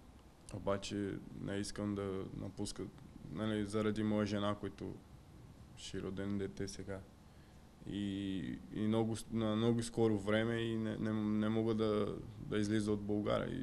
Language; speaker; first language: Bulgarian; non-native, learner; Portuguese